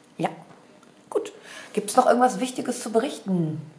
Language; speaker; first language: German; native; German